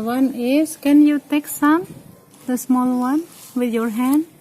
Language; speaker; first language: English; non-native, learner; Indonesian